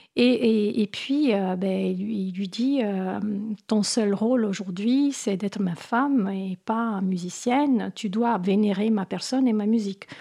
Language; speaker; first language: French; non-native, fluent; Italian